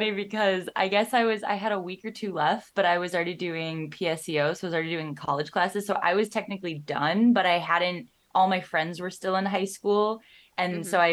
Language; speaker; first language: English; native; English